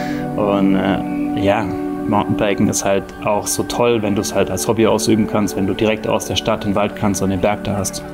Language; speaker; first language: German; native; German